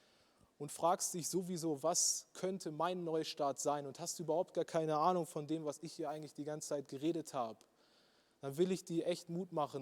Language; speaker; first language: German; native; German